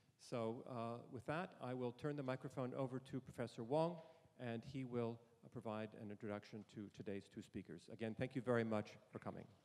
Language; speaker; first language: English; native; English